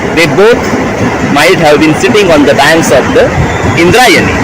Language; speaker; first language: English; non-native, local second language; Marathi